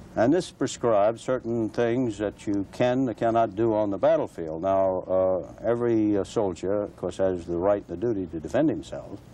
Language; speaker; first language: English; native; English